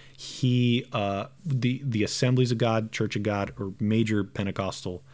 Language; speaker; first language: English; early bilingual, other home language; Romanian